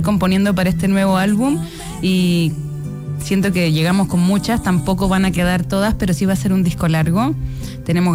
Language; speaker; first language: Spanish; native; Spanish